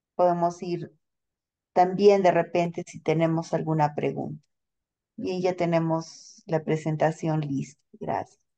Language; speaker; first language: Spanish; native; Spanish